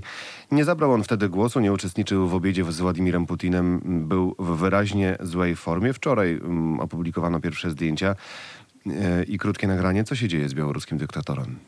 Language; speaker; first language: Polish; native; Polish